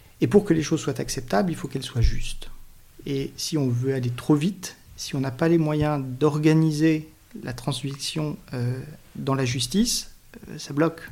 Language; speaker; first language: French; native; French